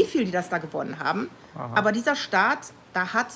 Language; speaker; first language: German; native; German